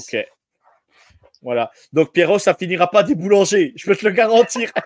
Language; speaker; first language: French; native; French